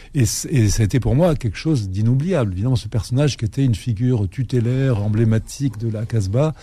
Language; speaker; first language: French; native; French